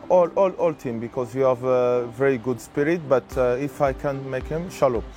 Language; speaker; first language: English; non-native, learner; French